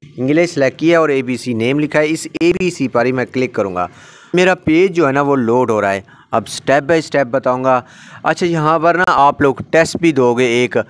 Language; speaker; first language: Urdu; native; Urdu